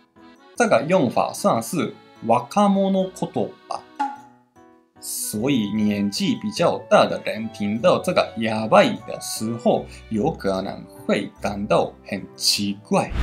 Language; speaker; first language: Chinese; non-native, fluent; Japanese